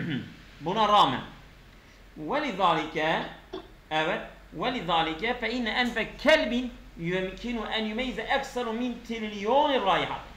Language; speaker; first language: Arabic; non-native, fluent; Turkish